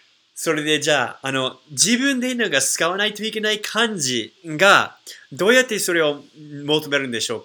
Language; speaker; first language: Japanese; non-native, fluent; English